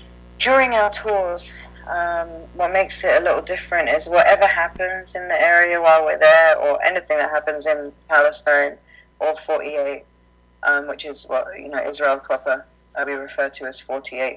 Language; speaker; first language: English; native; English